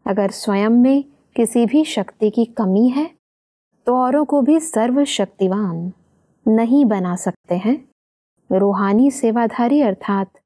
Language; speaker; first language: Hindi; native; Hindi